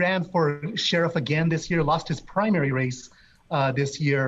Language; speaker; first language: English; native; English